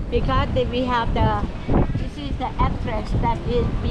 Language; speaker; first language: English; non-native, fluent; Thai